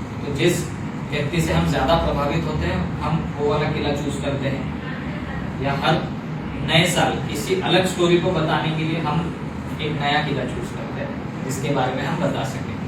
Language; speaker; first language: Hindi; non-native, local second language; Marathi